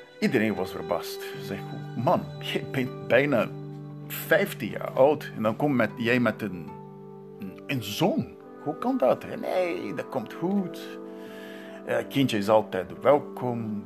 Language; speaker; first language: Dutch; non-native, learner; Portuguese